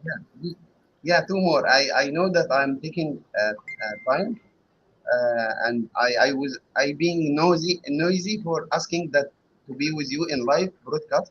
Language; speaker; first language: English; non-native, learner; Arabic